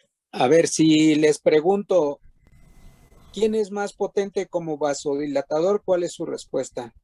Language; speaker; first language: Spanish; native; Spanish